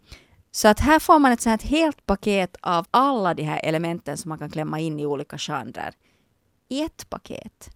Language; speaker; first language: Swedish; native; Swedish